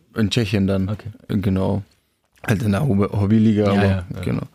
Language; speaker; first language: German; non-native, fluent; Czech